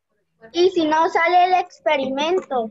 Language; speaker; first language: Spanish; native; Spanish